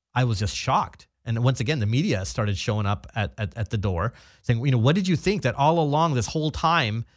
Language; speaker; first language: English; native; English